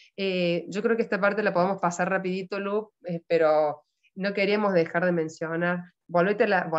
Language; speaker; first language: Spanish; native; Spanish